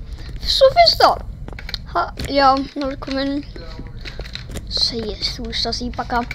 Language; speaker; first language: Icelandic; early bilingual, heritage; Icelandic